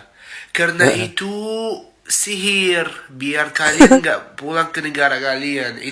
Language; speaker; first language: Indonesian; non-native, fluent; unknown